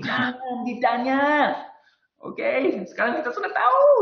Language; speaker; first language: Indonesian; non-native, fluent; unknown